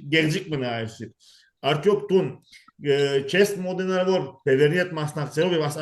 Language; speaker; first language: Armenian; early bilingual, heritage; Armenian